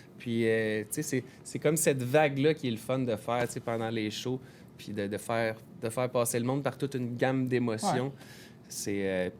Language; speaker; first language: French; native; French